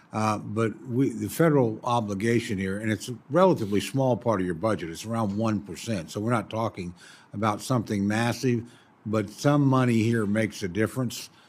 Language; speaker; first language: English; native; English